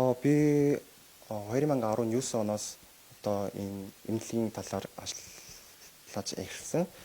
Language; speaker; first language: Mongolian; non-native, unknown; Korean